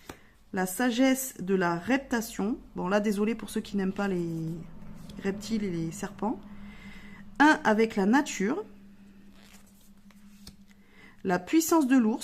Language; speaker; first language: French; native; French